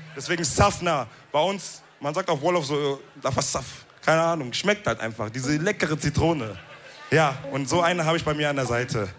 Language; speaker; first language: German; early bilingual, other home language; Wolof